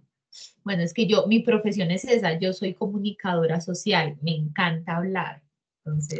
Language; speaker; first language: Spanish; native; Spanish